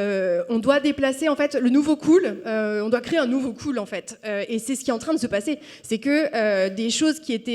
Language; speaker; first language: French; native; French